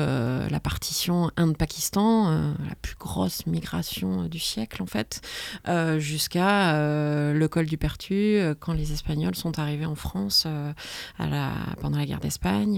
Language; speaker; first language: French; native; French